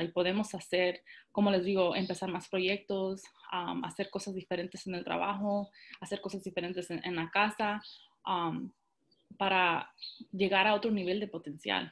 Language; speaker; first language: Spanish; early bilingual, heritage; Spanish